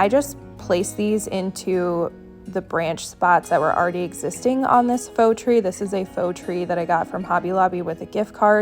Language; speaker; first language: English; native; English